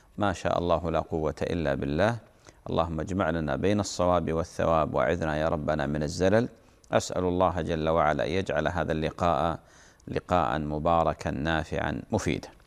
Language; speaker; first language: Arabic; native; Arabic